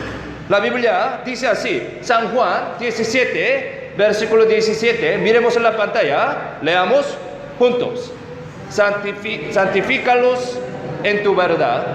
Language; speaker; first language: Spanish; non-native, fluent; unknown